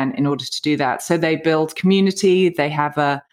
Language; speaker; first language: English; native; English